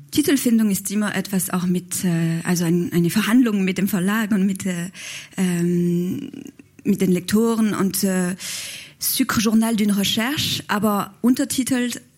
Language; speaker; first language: German; non-native, local second language; French